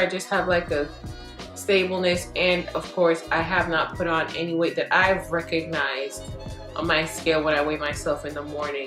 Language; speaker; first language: English; native; English